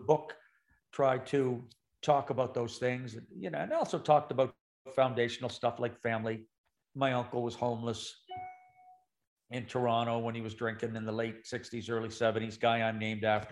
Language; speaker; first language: English; native; English